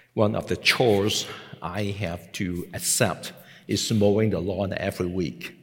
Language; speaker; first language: English; non-native, local second language; Cantonese